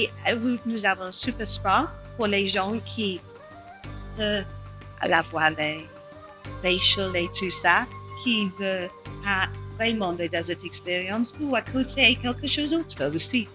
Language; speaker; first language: French; non-native, learner; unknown